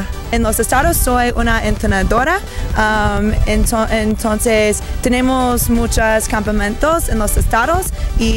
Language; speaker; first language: Spanish; non-native, learner; English